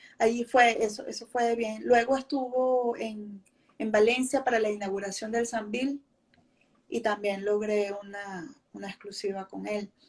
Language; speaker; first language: Spanish; native; Spanish